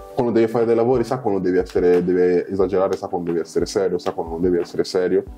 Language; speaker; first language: Italian; early bilingual, other home language; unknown